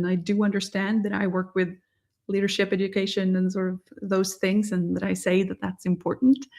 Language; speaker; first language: English; non-native, fluent; Swedish